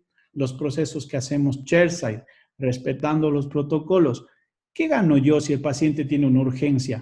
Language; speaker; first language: Spanish; native; Spanish